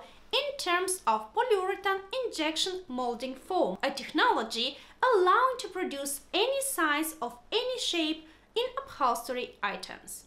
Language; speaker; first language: English; non-native, fluent; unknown